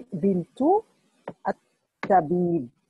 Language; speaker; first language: Arabic; non-native, learner; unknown